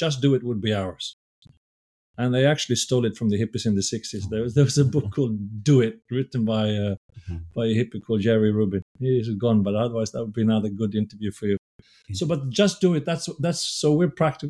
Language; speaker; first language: English; non-native, fluent; Swedish